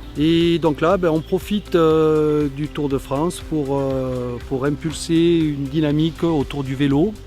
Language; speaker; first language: French; native; French